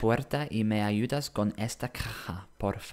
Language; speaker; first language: Spanish; non-native, learner; English